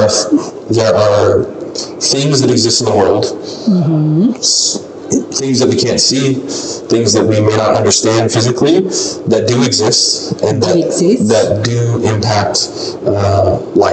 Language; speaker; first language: English; non-native, fluent; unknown